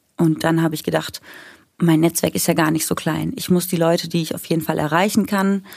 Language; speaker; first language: German; native; German